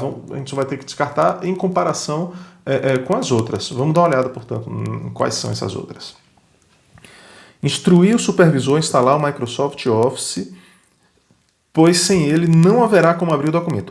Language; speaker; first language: Portuguese; native; Portuguese